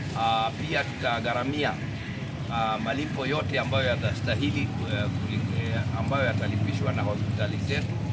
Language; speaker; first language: Swahili; non-native, local second language; Kikuyu